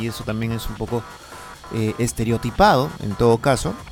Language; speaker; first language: Spanish; native; Spanish